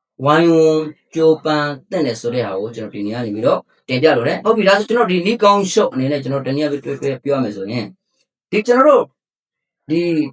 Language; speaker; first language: Burmese; native; Burmese